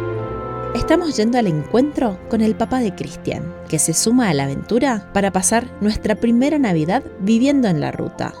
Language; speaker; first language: Spanish; native; Spanish